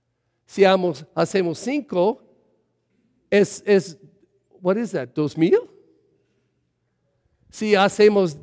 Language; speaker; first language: Spanish; early bilingual, heritage; English